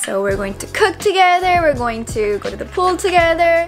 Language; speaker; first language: English; early bilingual, other home language; Portuguese